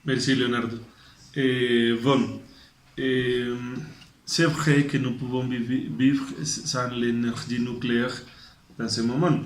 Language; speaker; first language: French; non-native, learner; Spanish